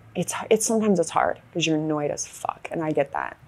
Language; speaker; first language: English; native; English